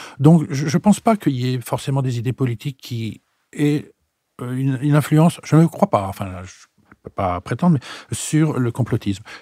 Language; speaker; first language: French; native; French